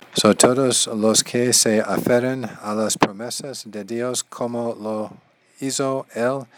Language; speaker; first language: Spanish; non-native, learner; English